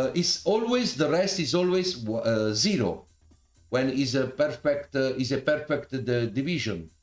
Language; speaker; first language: English; non-native, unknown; Italian